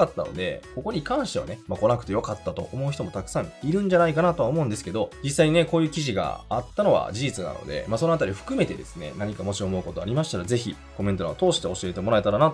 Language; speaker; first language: Japanese; native; Japanese